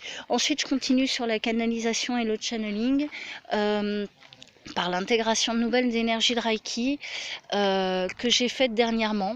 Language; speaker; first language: French; native; French